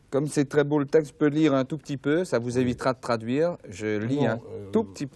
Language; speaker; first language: French; native; French